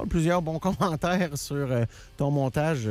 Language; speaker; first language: French; native; French